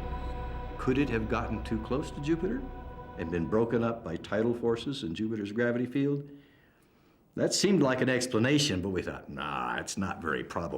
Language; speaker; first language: English; native; English